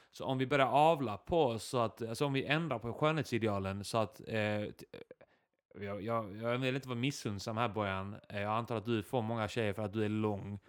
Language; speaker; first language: Swedish; early bilingual, other home language; Icelandic